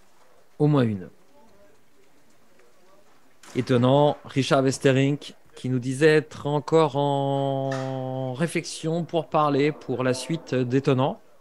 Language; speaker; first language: French; native; French